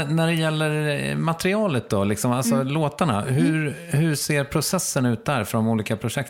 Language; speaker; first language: Swedish; native; Swedish